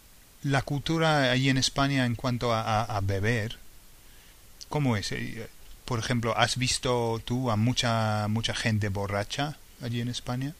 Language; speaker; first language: Spanish; non-native, fluent; English